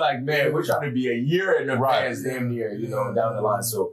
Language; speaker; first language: English; non-native, local second language; Akan